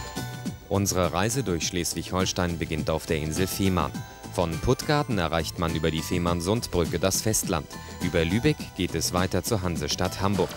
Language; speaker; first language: German; native; German